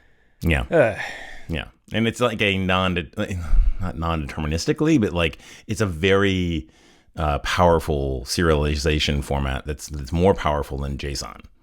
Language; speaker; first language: English; native; English